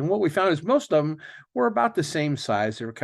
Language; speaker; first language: English; native; English